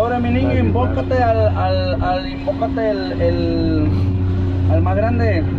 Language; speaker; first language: Spanish; native; Spanish